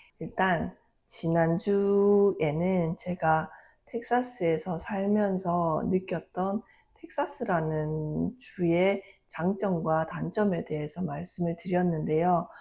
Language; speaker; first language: Korean; native; Korean